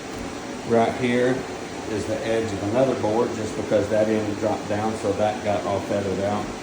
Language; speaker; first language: English; native; English